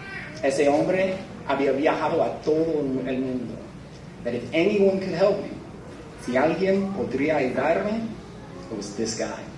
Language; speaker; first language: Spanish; non-native, fluent; English